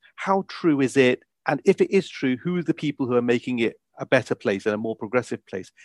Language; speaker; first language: English; native; English